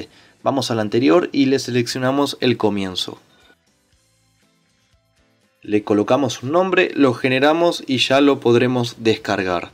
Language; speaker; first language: Spanish; native; Spanish